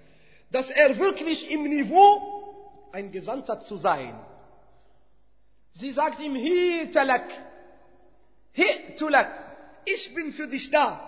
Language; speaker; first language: German; non-native, fluent; Arabic